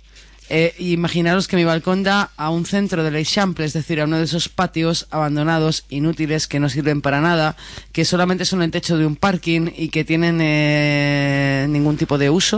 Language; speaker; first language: Spanish; native; Spanish